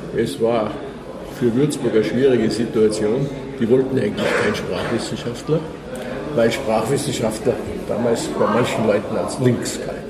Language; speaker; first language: German; native; German